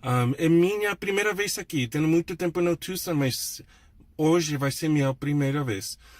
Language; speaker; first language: Portuguese; non-native, learner; English